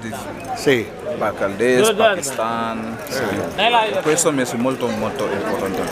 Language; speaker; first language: Italian; non-native, learner; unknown